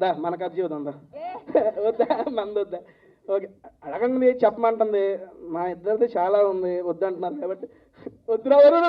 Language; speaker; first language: Telugu; native; Telugu